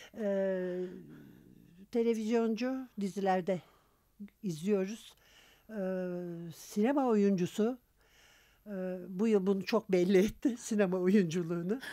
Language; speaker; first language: Turkish; native; Turkish